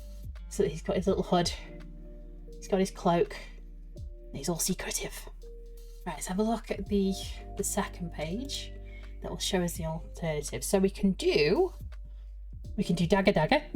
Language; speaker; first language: English; native; English